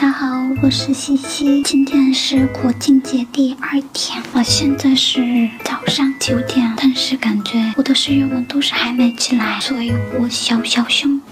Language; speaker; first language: Chinese; non-native, learner; Korean